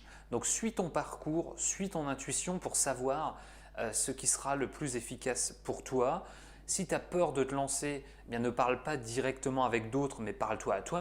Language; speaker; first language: French; native; French